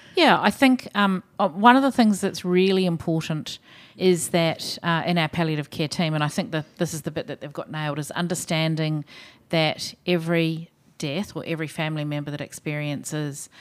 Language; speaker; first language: English; native; English